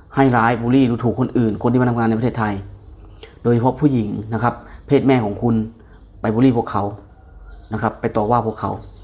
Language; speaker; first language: Thai; native; Thai